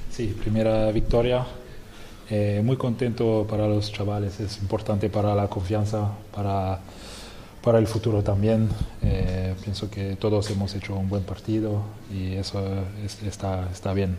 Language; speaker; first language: Spanish; non-native, fluent; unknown